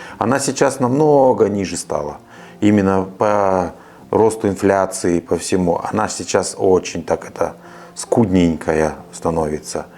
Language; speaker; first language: Russian; native; Russian